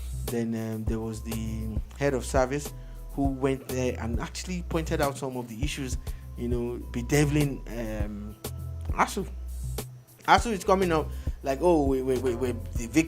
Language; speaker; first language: English; non-native, local second language; Yoruba